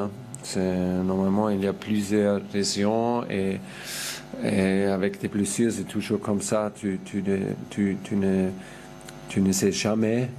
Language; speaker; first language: French; non-native, fluent; German